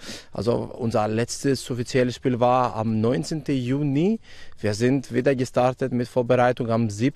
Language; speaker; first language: German; non-native, fluent; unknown